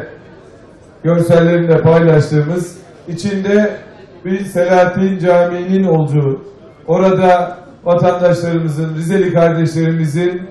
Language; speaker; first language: Turkish; native; Turkish